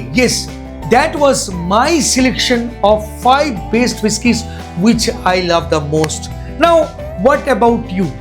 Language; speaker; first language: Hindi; non-native, local second language; Bangla